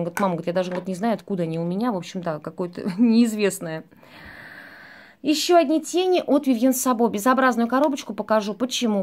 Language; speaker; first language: Russian; native; Russian